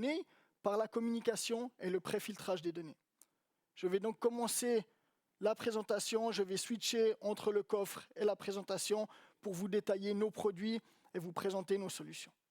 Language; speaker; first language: French; native; French